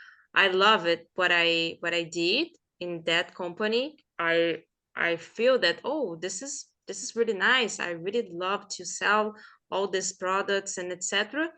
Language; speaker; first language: English; non-native, fluent; Portuguese